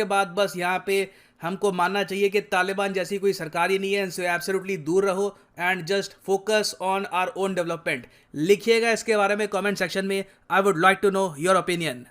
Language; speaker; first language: Hindi; native; Hindi